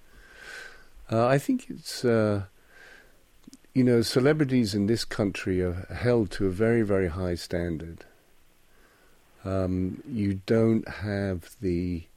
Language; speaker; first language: English; native; English